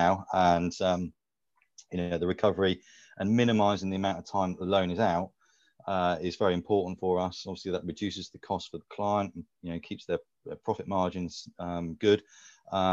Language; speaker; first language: English; native; English